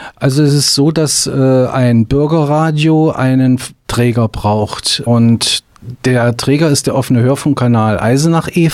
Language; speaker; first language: German; native; German